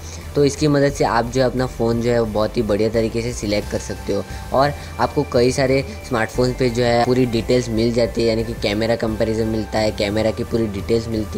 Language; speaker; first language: Hindi; native; Hindi